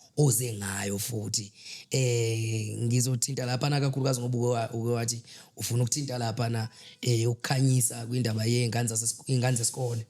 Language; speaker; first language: Zulu; native; Zulu